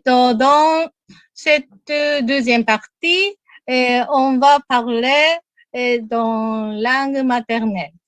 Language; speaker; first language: French; non-native, learner; Japanese